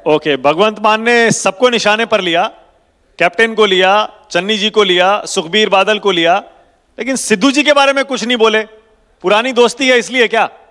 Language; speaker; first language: Hindi; native; Hindi